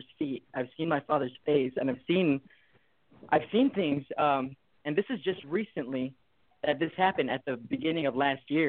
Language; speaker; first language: English; native; English